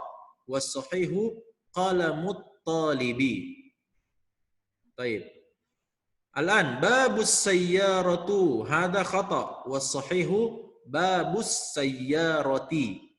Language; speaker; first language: Arabic; non-native, fluent; Indonesian